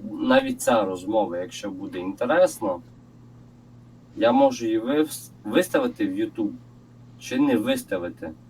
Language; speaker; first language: Ukrainian; non-native, local second language; Russian